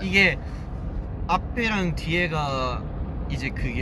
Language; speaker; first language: Korean; native; Korean